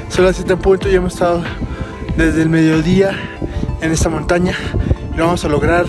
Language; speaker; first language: Spanish; native; Spanish